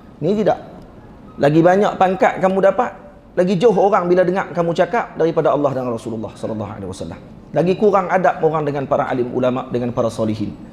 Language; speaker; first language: Malay; native; Malay